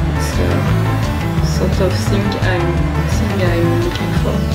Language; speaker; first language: English; non-native, learner; French